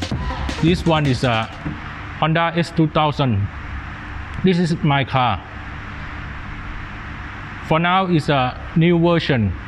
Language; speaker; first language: English; non-native, learner; Thai